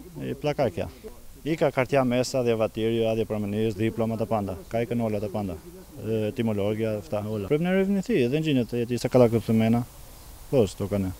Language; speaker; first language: Greek; non-native, fluent; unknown